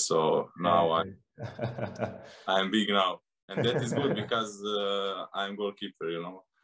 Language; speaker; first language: English; non-native, learner; Serbian